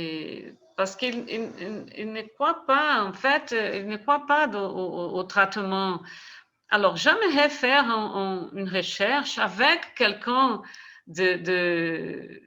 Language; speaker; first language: French; non-native, fluent; Portuguese